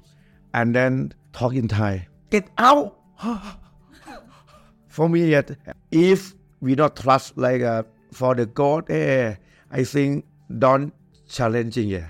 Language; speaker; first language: English; non-native, learner; Thai